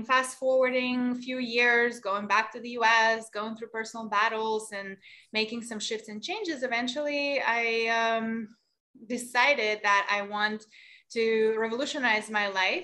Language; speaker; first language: English; non-native, fluent; Russian